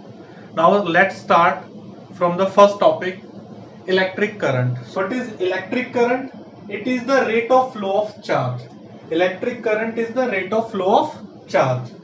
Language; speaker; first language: English; non-native, local second language; Hindi